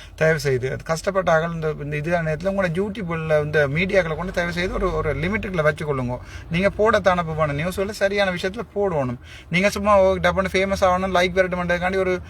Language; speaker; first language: Tamil; native; Tamil